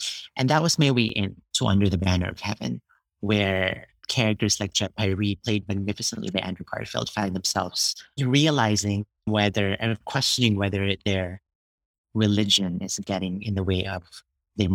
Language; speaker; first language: English; non-native, local second language; Cebuano